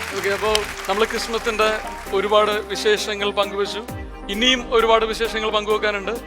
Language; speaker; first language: Malayalam; native; Malayalam